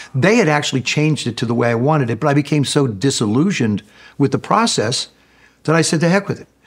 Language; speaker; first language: English; native; English